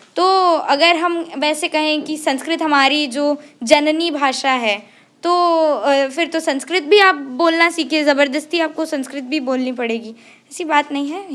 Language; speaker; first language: Hindi; non-native, local second language; Odia